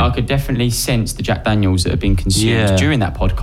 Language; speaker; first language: English; native; English